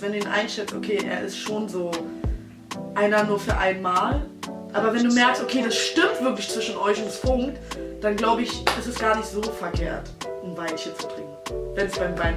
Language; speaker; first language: German; native; German